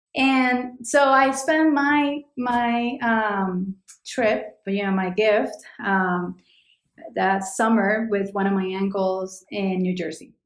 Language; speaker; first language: English; non-native, fluent; Spanish